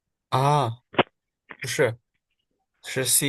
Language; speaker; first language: Chinese; non-native, learner; Indonesian